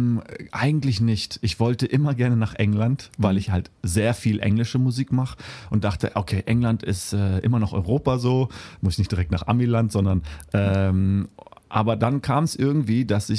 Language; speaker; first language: German; early bilingual, heritage; German